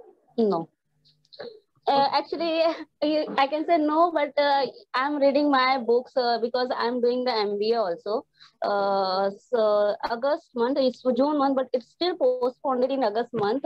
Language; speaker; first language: English; non-native, learner; Hindi